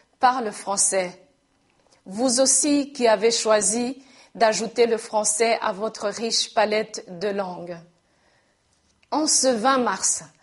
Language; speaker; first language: French; non-native, local second language; Kinyarwanda